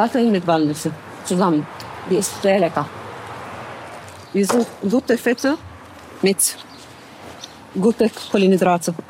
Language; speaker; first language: German; non-native, learner; Arabic